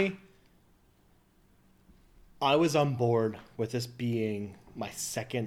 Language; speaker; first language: English; native; English